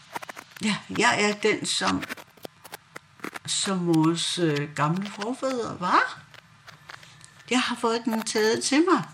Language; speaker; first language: Danish; non-native, local second language; Kalaallisut